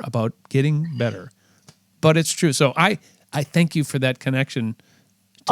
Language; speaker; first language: English; native; English